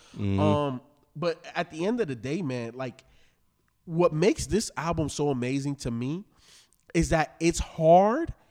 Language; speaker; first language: English; native; English